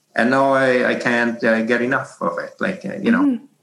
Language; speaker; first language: English; non-native, fluent; German